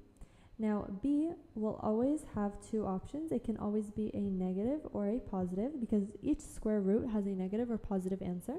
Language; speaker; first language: English; native; English